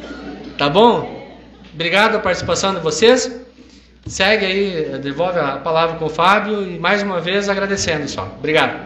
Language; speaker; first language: Portuguese; native; Portuguese